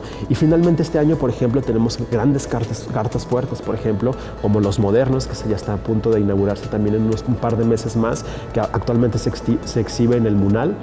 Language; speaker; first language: Spanish; native; Spanish